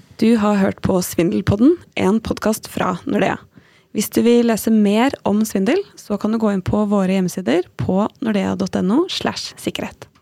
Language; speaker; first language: Norwegian; native; Norwegian